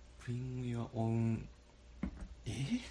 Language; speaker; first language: English; non-native, learner; Japanese